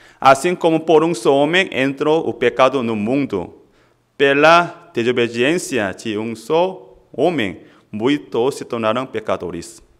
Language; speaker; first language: Portuguese; non-native, fluent; Korean